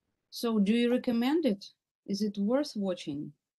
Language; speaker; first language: English; non-native, fluent; Russian